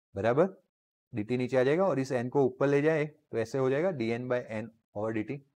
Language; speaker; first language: Hindi; non-native, local second language; Gujarati